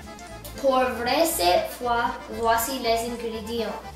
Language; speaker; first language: French; non-native, learner; English